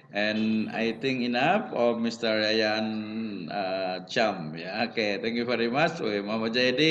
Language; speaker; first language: English; non-native, learner; Indonesian